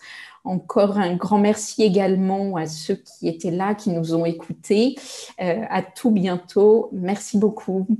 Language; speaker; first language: French; native; French